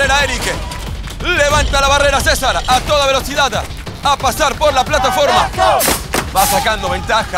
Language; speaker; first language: Spanish; native; Spanish